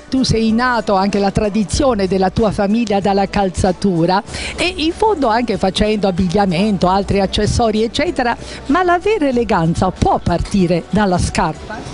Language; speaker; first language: Italian; native; Italian